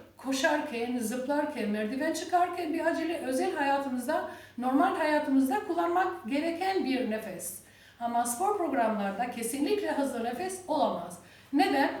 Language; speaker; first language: Turkish; non-native, learner; Albanian